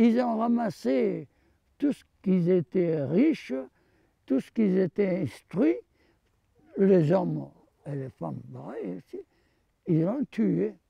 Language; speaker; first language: French; early bilingual, other home language; Armenian